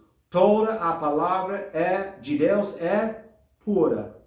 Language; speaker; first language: Portuguese; non-native, fluent; English